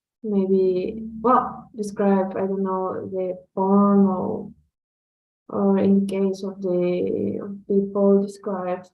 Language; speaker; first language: English; non-native, learner; Spanish